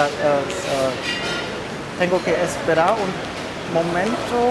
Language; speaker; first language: Spanish; non-native, learner; German